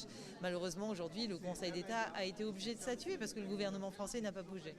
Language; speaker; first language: French; native; French